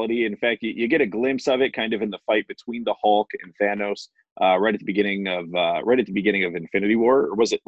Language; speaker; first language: English; native; English